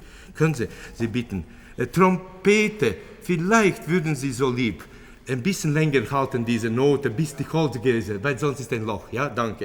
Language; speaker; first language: German; non-native, fluent; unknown